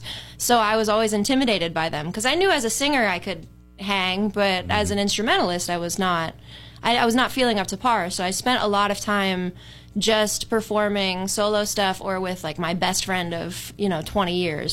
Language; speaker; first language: English; native; English